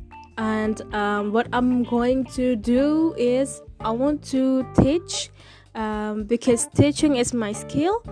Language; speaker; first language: English; non-native, fluent; Indonesian